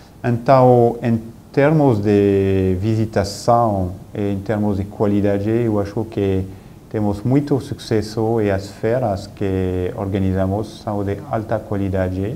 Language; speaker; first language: Portuguese; non-native, fluent; French